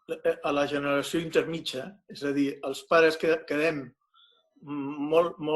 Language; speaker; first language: Catalan; non-native, local second language; Spanish